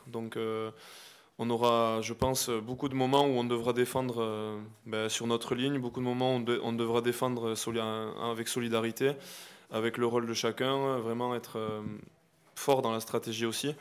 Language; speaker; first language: French; native; French